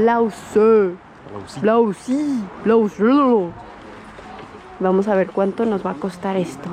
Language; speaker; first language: Spanish; native; Spanish